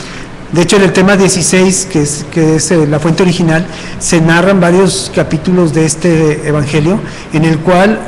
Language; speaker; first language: Spanish; native; Spanish